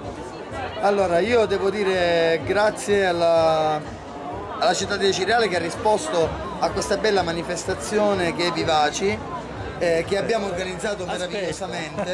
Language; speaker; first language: Italian; native; Italian